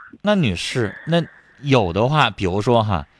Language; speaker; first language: Chinese; native; Chinese